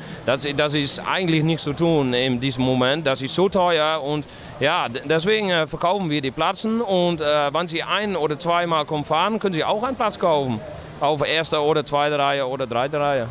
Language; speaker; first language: German; non-native, learner; Dutch